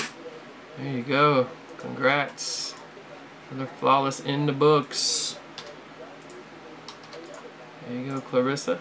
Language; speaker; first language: English; native; English